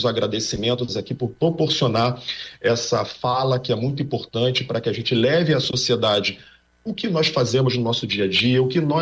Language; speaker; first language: Portuguese; native; Portuguese